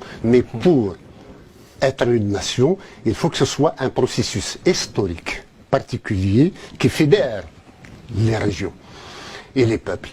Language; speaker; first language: French; non-native, local second language; Kabyle